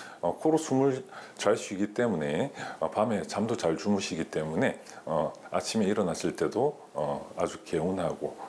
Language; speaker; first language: Korean; native; Korean